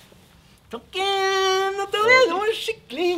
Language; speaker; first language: Norwegian; native; Norwegian